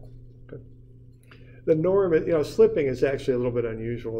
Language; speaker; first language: English; native; English